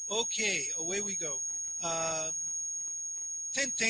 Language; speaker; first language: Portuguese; non-native, fluent; English